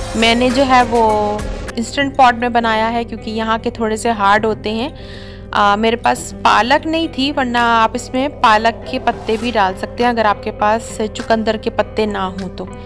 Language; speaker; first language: Urdu; native; Urdu